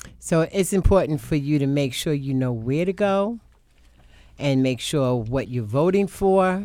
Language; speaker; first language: English; native; English